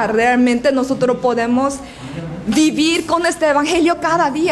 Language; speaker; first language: Spanish; non-native, learner; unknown